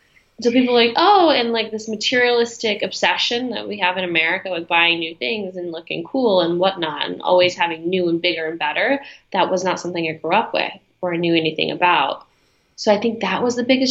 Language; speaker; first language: English; early bilingual, other home language; Russian